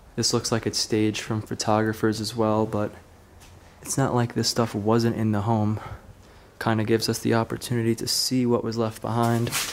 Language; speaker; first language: English; native; English